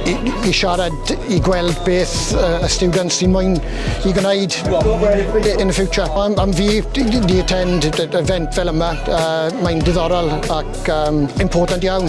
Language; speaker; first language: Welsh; non-native, local second language; English